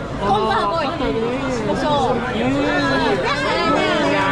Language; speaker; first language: Korean; non-native, learner; Japanese